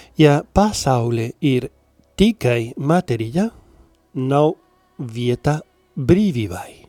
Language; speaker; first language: Latvian; non-native, learner; Spanish